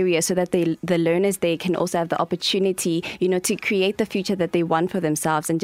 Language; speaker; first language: English; non-native, local second language; Tsonga